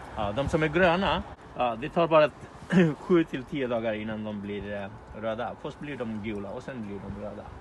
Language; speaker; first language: Swedish; non-native, fluent; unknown